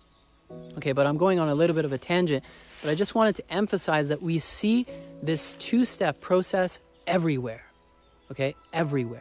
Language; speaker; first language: English; native; English